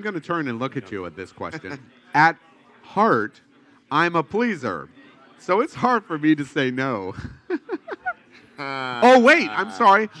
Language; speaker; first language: English; native; English